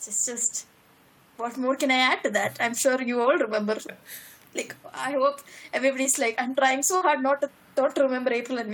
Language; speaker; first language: English; non-native, local second language; Malayalam